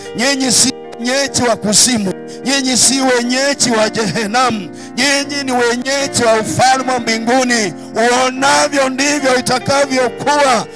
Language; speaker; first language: Swahili; non-native, local second language; Luyia